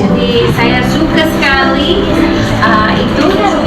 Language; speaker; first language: Indonesian; non-native, fluent; English